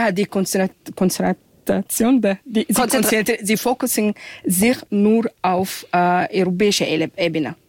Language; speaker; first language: German; non-native, fluent; Arabic